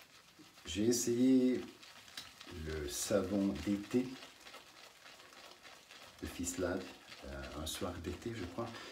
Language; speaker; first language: French; non-native, learner; English